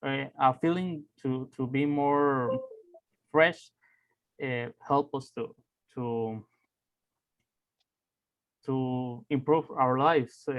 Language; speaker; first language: English; non-native, fluent; Spanish